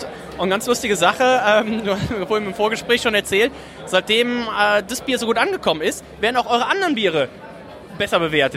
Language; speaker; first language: German; native; German